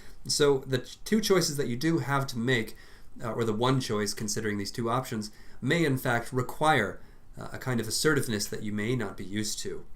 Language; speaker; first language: English; native; English